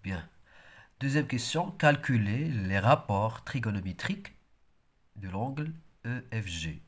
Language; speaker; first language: French; non-native, local second language; Arabic